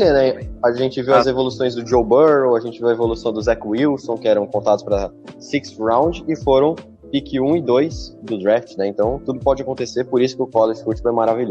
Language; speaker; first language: Portuguese; native; Portuguese